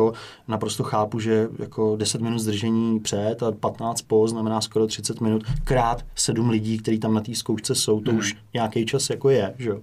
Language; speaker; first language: Czech; native; Czech